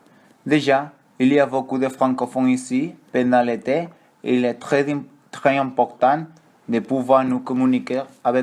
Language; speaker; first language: French; non-native, learner; Spanish